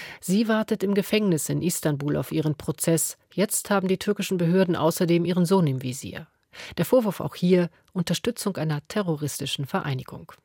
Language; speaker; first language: German; native; German